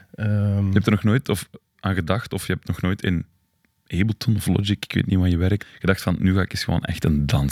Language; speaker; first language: Dutch; native; Dutch